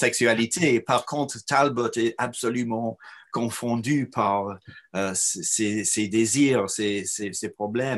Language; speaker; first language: French; non-native, fluent; English